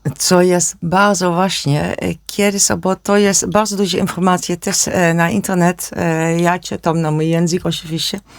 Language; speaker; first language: Polish; non-native, learner; Dutch